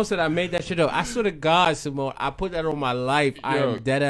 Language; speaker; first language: English; native; English